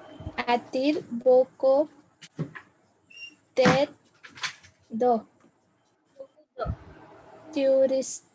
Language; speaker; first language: French; non-native, learner; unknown